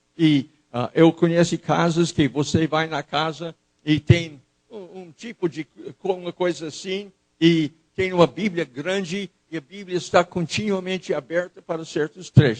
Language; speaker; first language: Portuguese; non-native, fluent; English